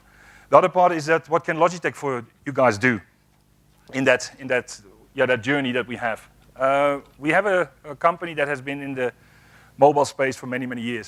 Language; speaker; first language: English; non-native, fluent; Dutch